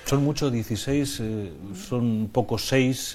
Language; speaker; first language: Spanish; native; Spanish